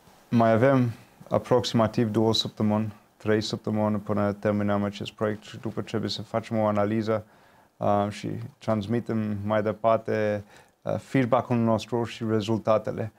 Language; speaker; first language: Romanian; non-native, fluent; English